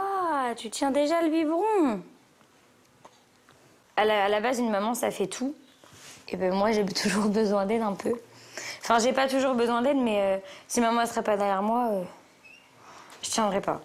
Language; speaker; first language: French; native; French